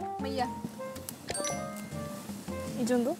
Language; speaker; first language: Korean; non-native, learner; Japanese